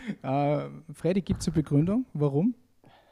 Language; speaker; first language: German; native; German